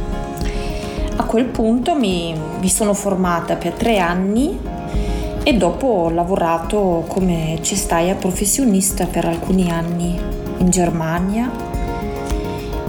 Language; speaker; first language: Italian; non-native, fluent; German